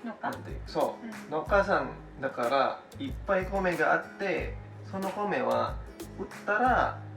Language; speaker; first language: Japanese; non-native, fluent; Indonesian